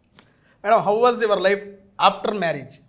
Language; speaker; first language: Telugu; native; Telugu